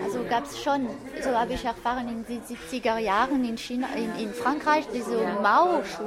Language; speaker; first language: German; non-native, fluent; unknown